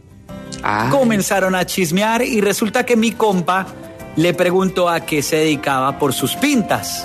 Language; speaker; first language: Spanish; native; Spanish